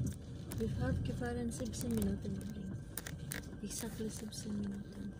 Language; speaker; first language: German; non-native, learner; Filipino